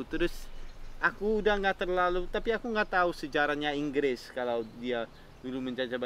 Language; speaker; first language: Indonesian; non-native, fluent; Dutch